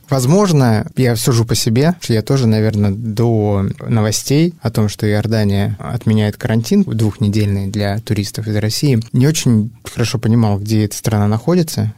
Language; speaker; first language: Russian; native; Russian